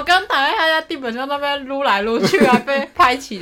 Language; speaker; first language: Chinese; native; Chinese